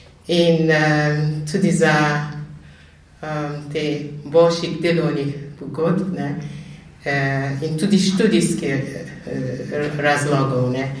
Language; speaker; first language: Slovenian; non-native, fluent; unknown